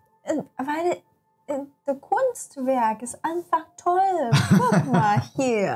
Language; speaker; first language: German; non-native, learner; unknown